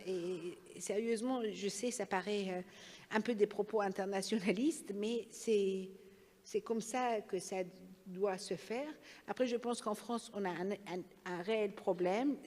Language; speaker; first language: French; non-native, fluent; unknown